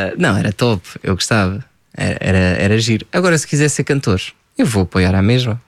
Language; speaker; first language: Portuguese; early bilingual, other home language; French